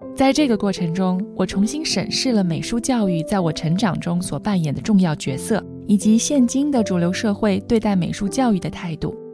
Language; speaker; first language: Chinese; native; Chinese